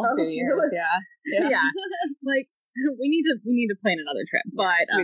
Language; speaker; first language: English; native; English